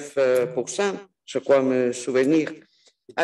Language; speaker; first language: French; non-native, fluent; Spanish